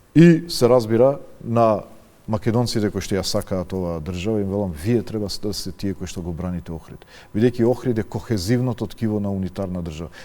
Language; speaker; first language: Macedonian; non-native, local second language; Albanian